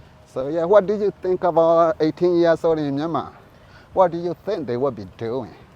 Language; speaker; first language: English; non-native, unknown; Burmese